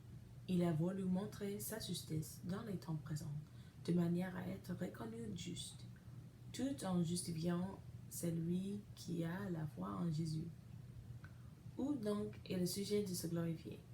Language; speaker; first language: French; non-native, learner; English